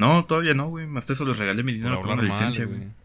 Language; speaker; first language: Spanish; native; Spanish